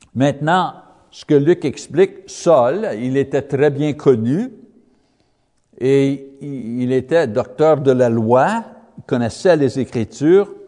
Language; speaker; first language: French; non-native, learner; English